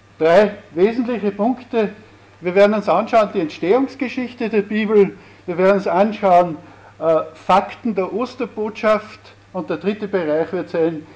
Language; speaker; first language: German; native; German